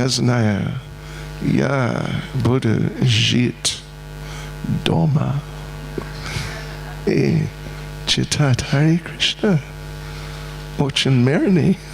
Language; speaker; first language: Russian; non-native, learner; English